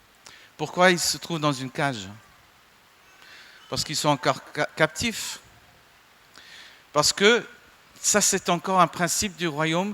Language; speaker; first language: French; non-native, fluent; English